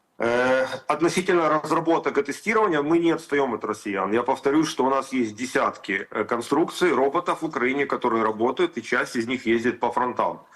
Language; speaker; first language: Russian; native; Russian